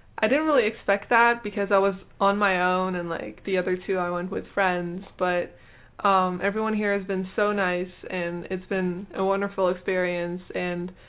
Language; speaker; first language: English; non-native, fluent; Dutch